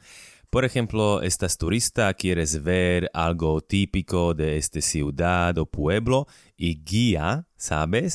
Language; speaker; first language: Spanish; non-native, fluent; Slovak